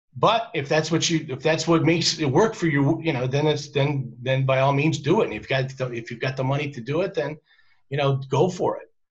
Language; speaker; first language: English; native; English